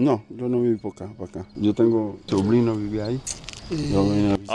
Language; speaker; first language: Spanish; non-native, learner; Haitian Creole